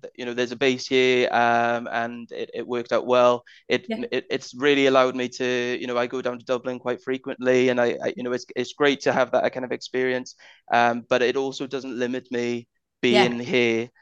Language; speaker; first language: English; native; English